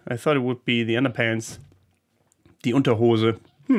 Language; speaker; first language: English; non-native, fluent; German